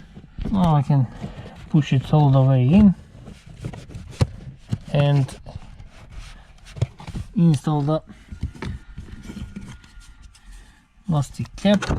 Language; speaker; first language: English; non-native, fluent; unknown